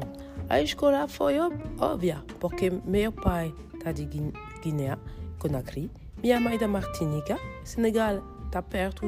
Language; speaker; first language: Portuguese; non-native, fluent; French